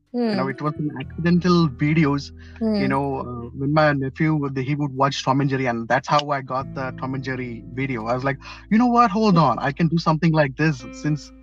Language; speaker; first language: English; non-native, local second language; Malayalam